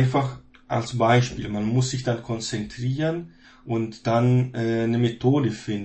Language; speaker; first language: German; non-native, fluent; Portuguese